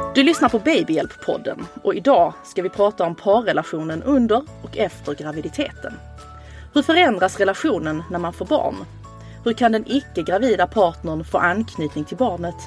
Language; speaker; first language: Swedish; native; Swedish